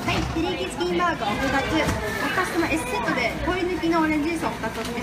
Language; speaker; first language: Japanese; native; Japanese